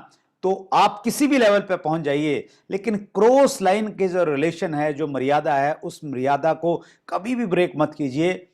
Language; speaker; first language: Hindi; native; Hindi